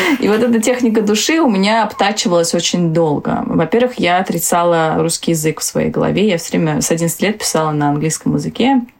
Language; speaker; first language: Russian; early bilingual, other home language; Tajik